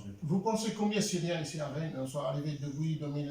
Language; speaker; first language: French; non-native, learner; Arabic